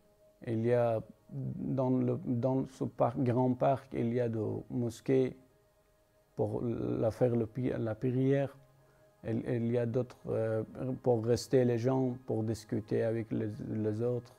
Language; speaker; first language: French; non-native, learner; Persian